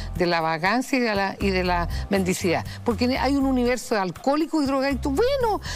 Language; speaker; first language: Spanish; native; Spanish